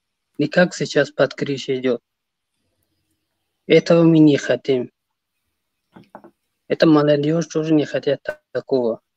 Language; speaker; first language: Russian; non-native, learner; Tajik